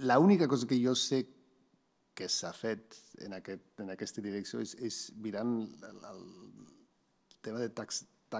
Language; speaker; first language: Catalan; non-native, fluent; Dutch